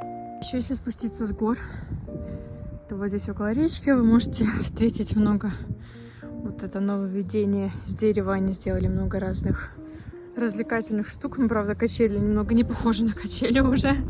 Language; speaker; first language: Russian; native; Russian